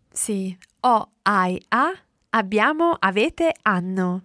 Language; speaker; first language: Italian; native; Italian